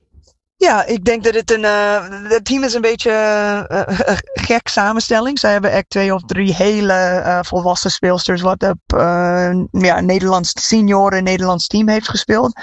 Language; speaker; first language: Dutch; non-native, fluent; English